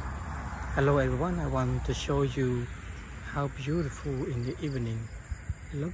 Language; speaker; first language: English; non-native, learner; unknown